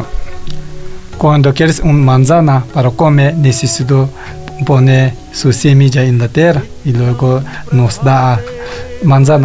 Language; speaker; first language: Spanish; non-native, learner; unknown